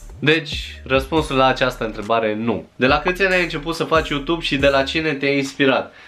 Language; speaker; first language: Romanian; early bilingual, other home language; Chinese